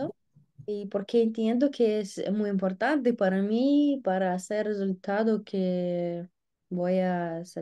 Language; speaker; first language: Spanish; non-native, learner; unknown